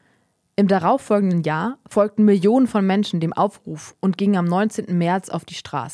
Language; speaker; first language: German; native; German